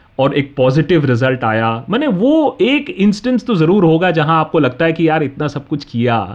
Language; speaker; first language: Hindi; native; Hindi